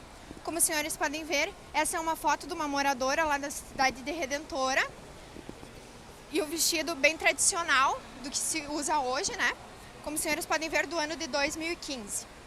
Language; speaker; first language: Portuguese; native; Portuguese